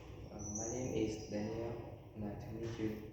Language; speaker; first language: English; non-native, learner; Vietnamese